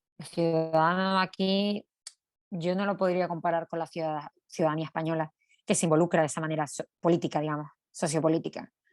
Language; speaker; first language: Spanish; native; Spanish